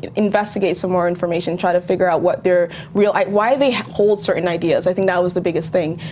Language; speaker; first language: English; native; English